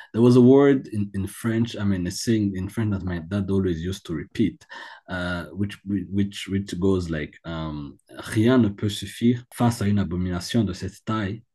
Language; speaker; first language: English; non-native, local second language; Kinyarwanda